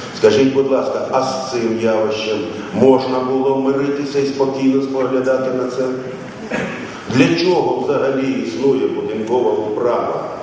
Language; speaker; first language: Ukrainian; native; Ukrainian